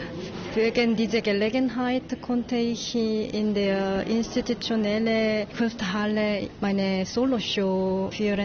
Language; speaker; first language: German; non-native, learner; Korean